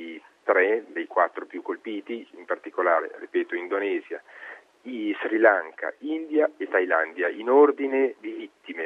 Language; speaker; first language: Italian; native; Italian